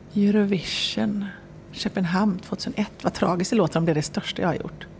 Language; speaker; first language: Swedish; native; Swedish